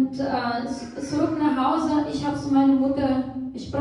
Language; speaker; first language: German; non-native, fluent; Portuguese